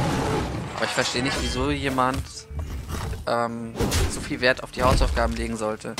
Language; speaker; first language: German; native; German